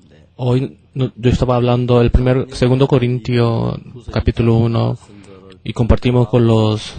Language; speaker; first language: Spanish; non-native, fluent; Korean